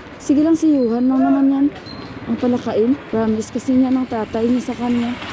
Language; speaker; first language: Filipino; native; Filipino